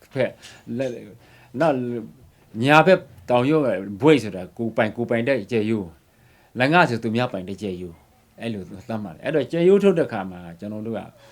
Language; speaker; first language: Burmese; non-native, local second language; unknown